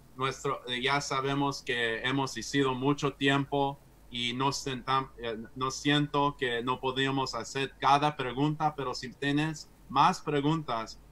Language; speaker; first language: Spanish; non-native, fluent; English